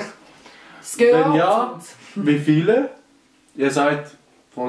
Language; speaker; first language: German; early bilingual, other home language; Albanian